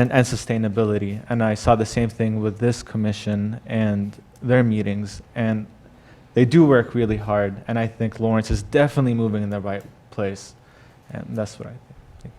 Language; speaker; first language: English; non-native, fluent; Arabic